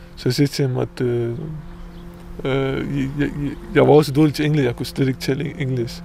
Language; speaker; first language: Danish; non-native, fluent; Persian